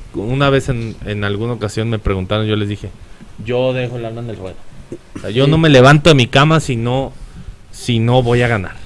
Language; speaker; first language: Spanish; native; Spanish